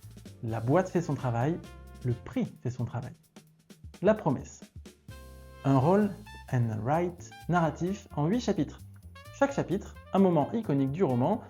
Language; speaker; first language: French; native; French